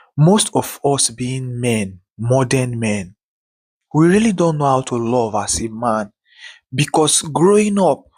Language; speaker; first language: Nigerian Pidgin; native; Nigerian Pidgin